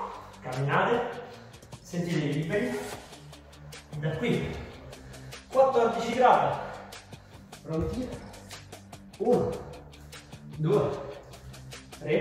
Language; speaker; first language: Italian; native; Italian